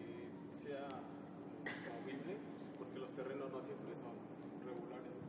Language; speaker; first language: Spanish; native; Spanish